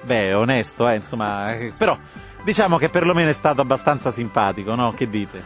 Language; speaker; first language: Italian; native; Italian